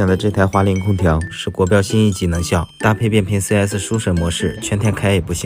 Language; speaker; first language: Chinese; native; Chinese